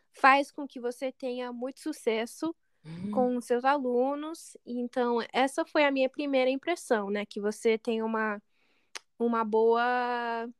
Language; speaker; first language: Portuguese; non-native, fluent; English